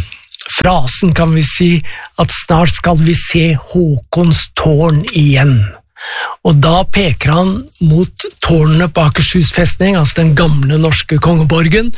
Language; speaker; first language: Norwegian; native; Norwegian